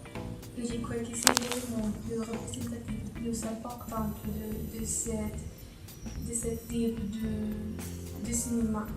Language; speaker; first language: French; non-native, learner; Spanish